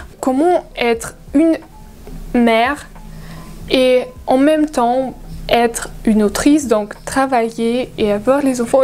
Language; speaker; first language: French; non-native, fluent; Russian